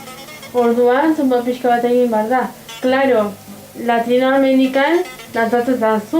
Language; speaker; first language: Basque; non-native, local second language; Spanish